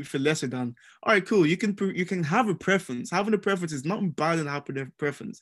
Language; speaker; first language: English; native; English